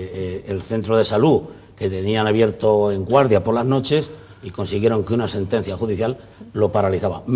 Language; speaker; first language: Spanish; native; Spanish